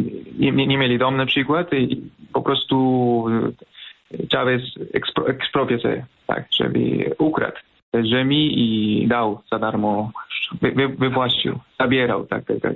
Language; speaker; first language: Polish; non-native, fluent; Spanish